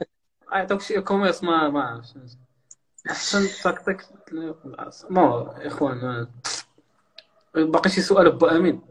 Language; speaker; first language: Arabic; native; Arabic